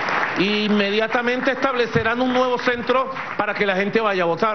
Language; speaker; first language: Spanish; native; Spanish